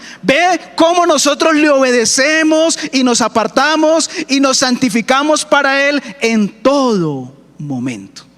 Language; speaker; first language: Spanish; native; Spanish